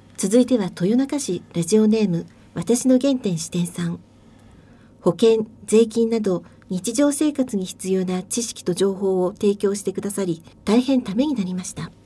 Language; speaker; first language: Japanese; native; Japanese